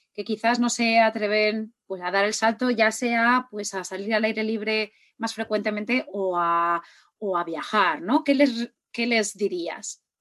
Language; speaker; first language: Spanish; native; Spanish